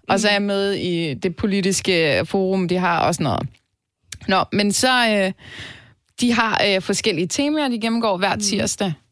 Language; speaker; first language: Danish; early bilingual, other home language; Turkish